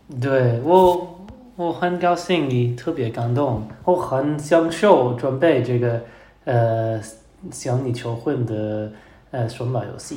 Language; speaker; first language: Chinese; non-native, learner; English